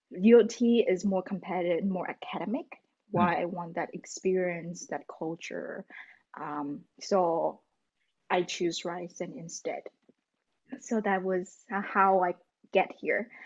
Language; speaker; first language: English; non-native, fluent; Vietnamese